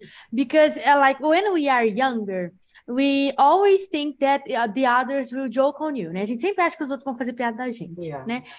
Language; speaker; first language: Portuguese; native; Portuguese